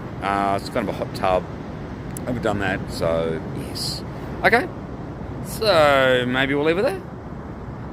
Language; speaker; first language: English; native; English